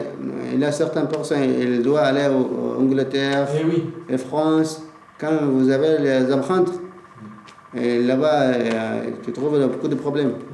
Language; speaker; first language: French; non-native, learner; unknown